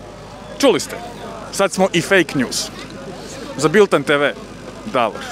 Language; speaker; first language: Croatian; native; Croatian